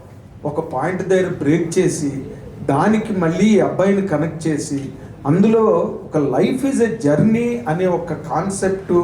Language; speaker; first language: Telugu; native; Telugu